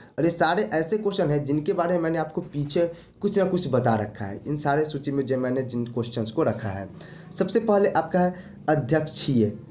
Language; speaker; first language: Hindi; native; Hindi